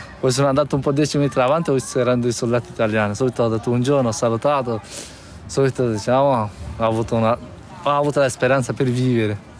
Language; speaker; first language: Italian; non-native, fluent; Persian